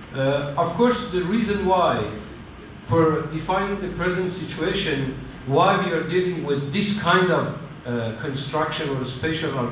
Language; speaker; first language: English; non-native, fluent; Persian